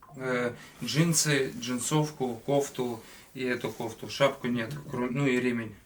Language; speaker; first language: Russian; native; Russian